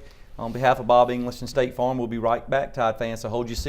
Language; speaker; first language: English; native; English